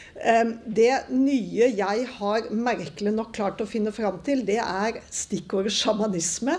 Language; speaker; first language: Norwegian; native; Norwegian